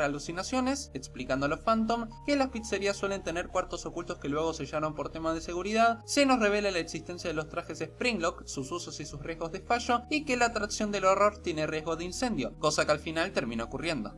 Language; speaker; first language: Spanish; native; Spanish